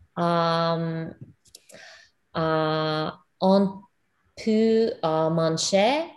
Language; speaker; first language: French; non-native, learner; English